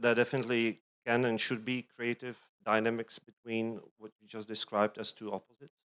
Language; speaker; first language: English; non-native, fluent; Czech